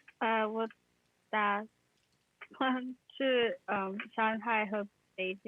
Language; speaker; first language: Chinese; non-native, learner; English